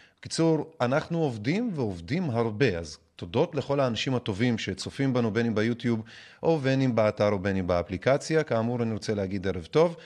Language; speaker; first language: Hebrew; early bilingual, other home language; Russian